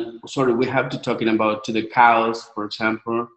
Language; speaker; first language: English; non-native, learner; Spanish